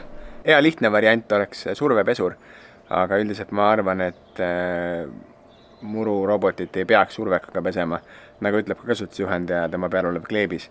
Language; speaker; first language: Estonian; native; Estonian